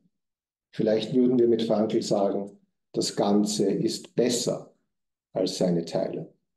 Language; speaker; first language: German; native; German